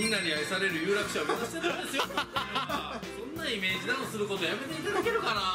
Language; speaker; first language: Japanese; native; Japanese